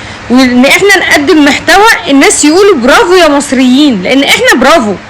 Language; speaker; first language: Arabic; native; Arabic